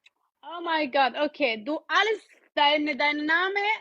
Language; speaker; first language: German; non-native, learner; Oromo